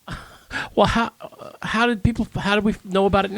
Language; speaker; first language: English; native; English